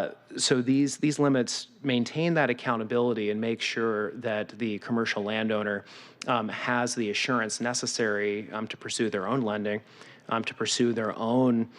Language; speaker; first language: English; native; English